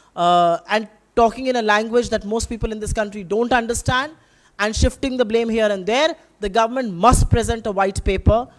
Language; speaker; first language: English; non-native, local second language; Hindi